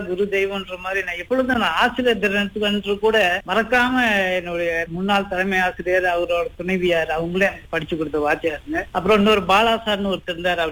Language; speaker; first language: Tamil; early bilingual, heritage; Tamil